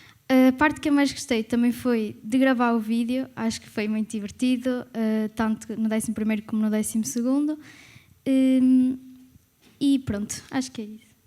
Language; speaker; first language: Portuguese; native; Portuguese